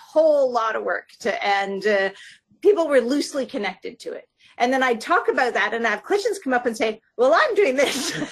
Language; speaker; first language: English; native; English